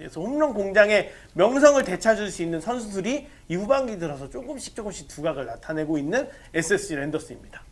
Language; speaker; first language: Korean; native; Korean